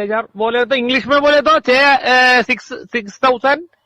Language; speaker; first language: Hindi; non-native, local second language; Malayalam